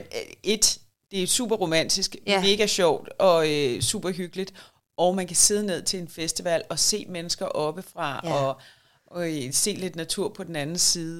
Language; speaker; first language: Danish; native; Danish